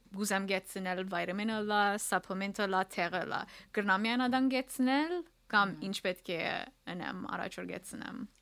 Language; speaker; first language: Armenian; early bilingual, heritage; Armenian